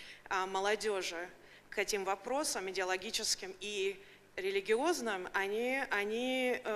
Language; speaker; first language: Russian; early bilingual, heritage; Russian